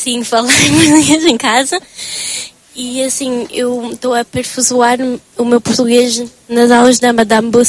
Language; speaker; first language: Portuguese; early bilingual, other home language; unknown